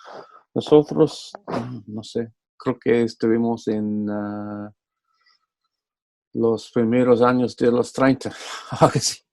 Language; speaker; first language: Spanish; non-native, fluent; English